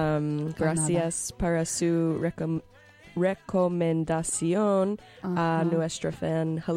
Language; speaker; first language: Spanish; non-native, learner; English